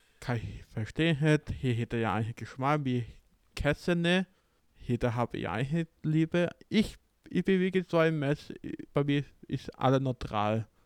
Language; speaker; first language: German; non-native, learner; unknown